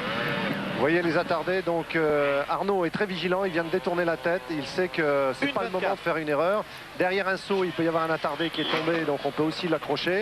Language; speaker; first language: French; native; French